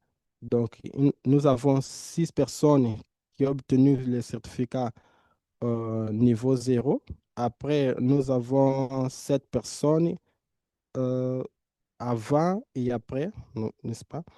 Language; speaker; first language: French; non-native, fluent; Portuguese